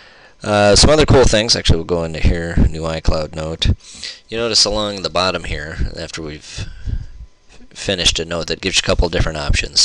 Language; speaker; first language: English; native; English